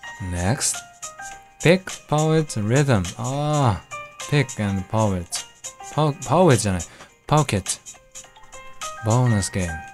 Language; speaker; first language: English; non-native, fluent; Japanese